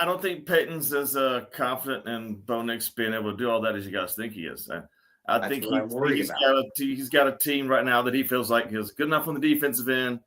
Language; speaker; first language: English; native; English